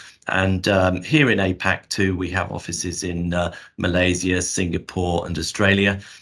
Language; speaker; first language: English; native; English